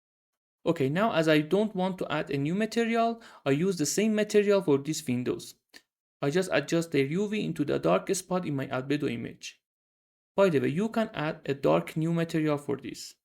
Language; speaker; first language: English; non-native, fluent; Persian